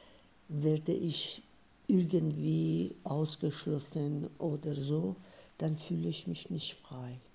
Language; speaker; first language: German; non-native, fluent; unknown